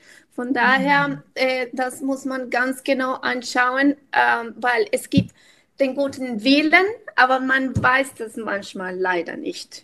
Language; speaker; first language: German; non-native, fluent; Spanish